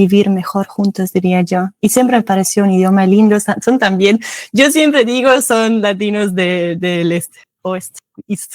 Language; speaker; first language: Spanish; non-native, fluent; German